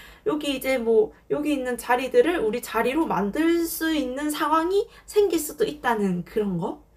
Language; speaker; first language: Korean; native; Korean